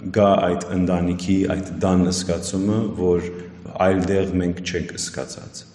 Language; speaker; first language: Armenian; early bilingual, heritage; Armenian